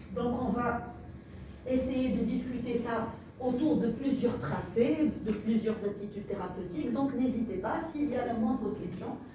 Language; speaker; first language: French; non-native, local second language; Arabic